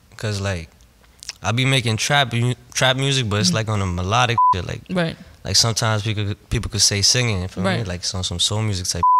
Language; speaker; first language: English; native; English